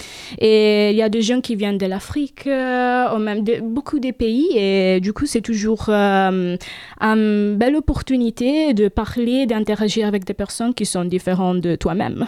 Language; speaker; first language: French; non-native, fluent; Italian